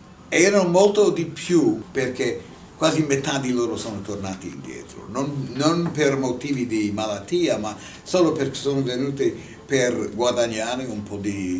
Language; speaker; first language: Italian; non-native, fluent; English